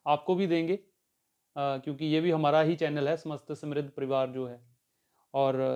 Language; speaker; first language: Hindi; native; Hindi